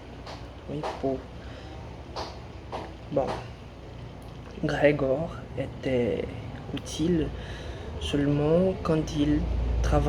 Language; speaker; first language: French; non-native, learner; Portuguese